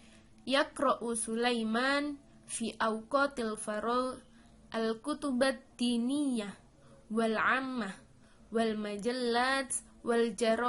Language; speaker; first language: Arabic; non-native, fluent; Indonesian